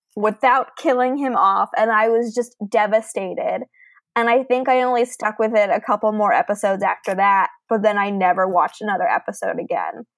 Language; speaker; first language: English; native; English